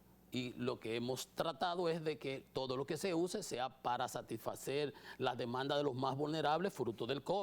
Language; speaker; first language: Spanish; native; Spanish